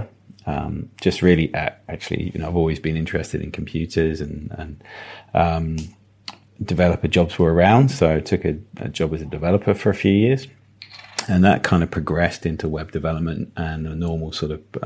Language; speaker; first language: English; native; English